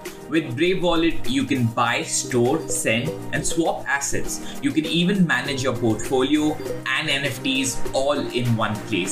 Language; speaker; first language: English; non-native, local second language; Hindi